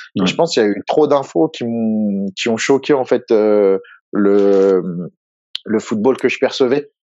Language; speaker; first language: French; native; French